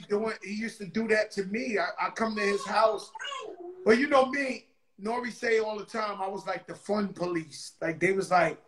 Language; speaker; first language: English; early bilingual, other home language; Spanish